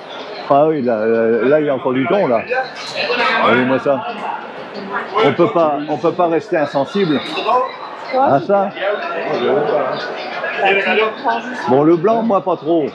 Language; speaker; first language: French; native; French